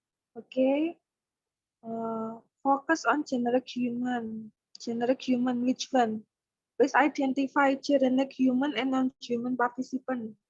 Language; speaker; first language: English; non-native, fluent; Indonesian